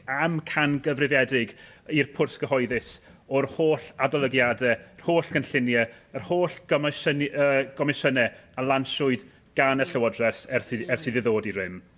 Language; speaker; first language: Welsh; native; Welsh